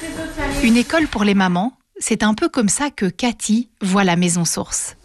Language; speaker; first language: French; native; French